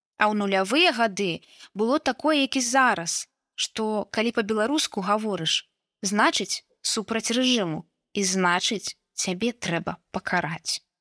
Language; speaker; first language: Belarusian; native; Belarusian